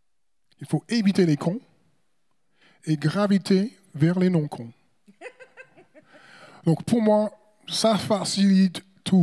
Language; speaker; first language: French; non-native, fluent; English